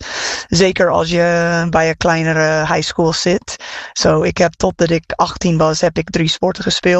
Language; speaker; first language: Dutch; non-native, fluent; English